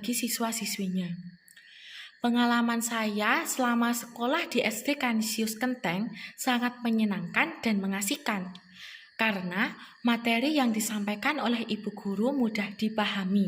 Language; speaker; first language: Indonesian; non-native, local second language; Javanese